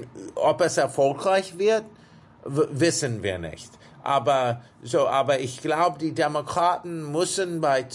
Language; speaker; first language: German; non-native, fluent; English